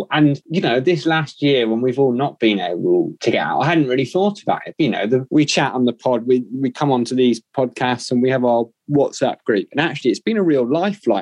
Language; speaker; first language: English; native; English